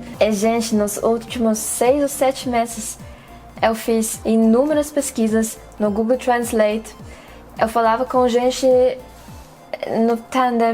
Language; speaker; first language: Portuguese; non-native, fluent; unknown